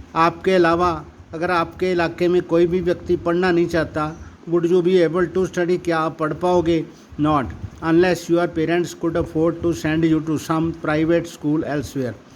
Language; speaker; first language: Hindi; non-native, local second language; Punjabi